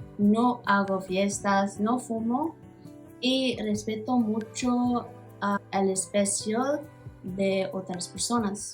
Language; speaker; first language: Spanish; non-native, learner; Māori